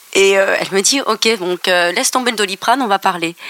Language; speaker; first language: French; native; French